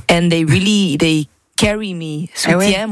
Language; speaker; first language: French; non-native, learner; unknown